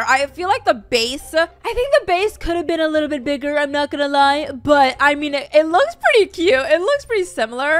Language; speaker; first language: English; native; English